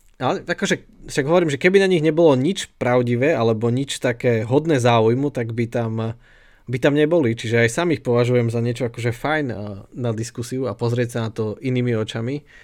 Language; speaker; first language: Slovak; native; Slovak